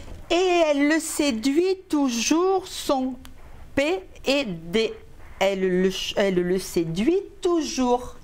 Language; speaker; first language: French; native; French